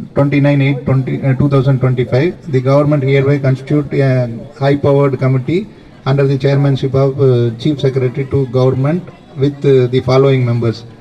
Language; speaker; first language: English; non-native, local second language; Tamil